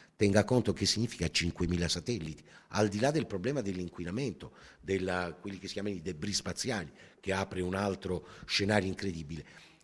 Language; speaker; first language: Italian; native; Italian